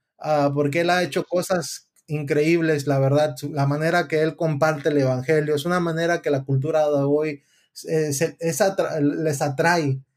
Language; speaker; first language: Spanish; early bilingual, heritage; Spanish